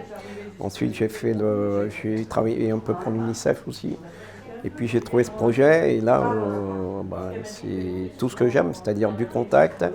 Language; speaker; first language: French; native; French